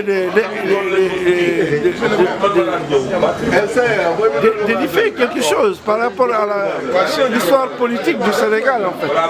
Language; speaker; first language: French; non-native, local second language; Wolof